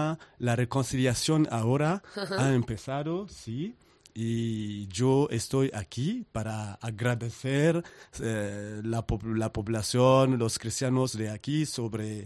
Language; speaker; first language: Spanish; non-native, learner; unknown